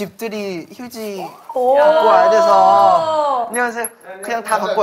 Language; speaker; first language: Korean; non-native, fluent; Thai